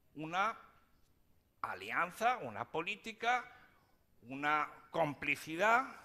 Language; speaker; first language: Spanish; native; Spanish